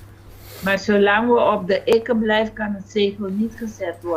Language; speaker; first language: Dutch; non-native, fluent; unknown